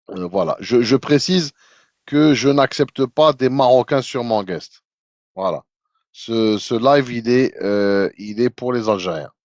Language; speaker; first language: French; non-native, local second language; Arabic